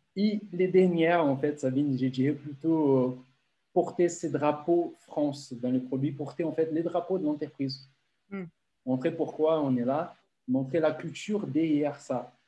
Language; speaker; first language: French; non-native, fluent; Portuguese